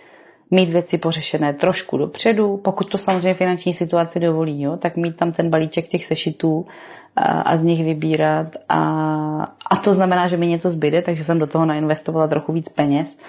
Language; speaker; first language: Czech; native; Czech